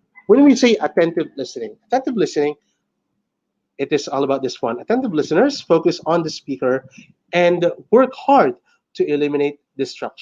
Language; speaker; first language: English; non-native, local second language; Filipino